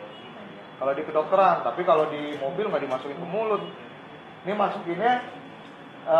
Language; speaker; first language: Malay; native; Malay